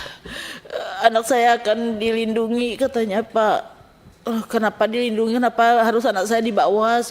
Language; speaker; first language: Indonesian; non-native, local second language; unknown